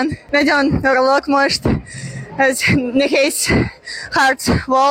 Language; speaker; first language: Hungarian; non-native, learner; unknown